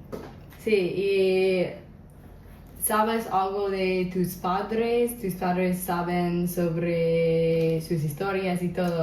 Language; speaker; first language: Spanish; non-native, local second language; English